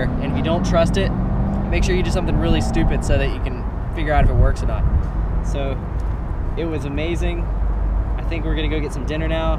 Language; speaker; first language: English; native; English